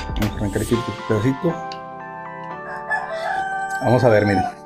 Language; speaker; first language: Spanish; native; Spanish